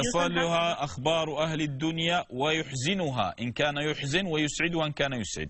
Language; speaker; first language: Arabic; native; Arabic